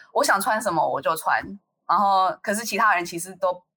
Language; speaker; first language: Chinese; native; Chinese